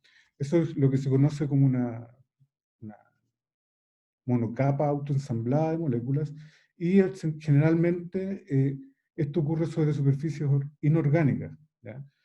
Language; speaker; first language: Spanish; native; Spanish